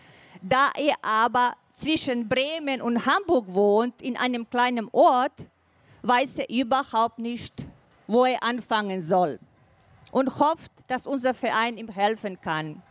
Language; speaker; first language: German; non-native, fluent; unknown